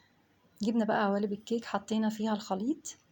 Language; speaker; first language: Arabic; native; Arabic